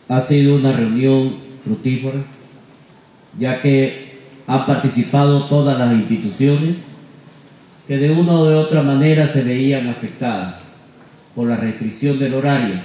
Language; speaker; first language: Spanish; native; Spanish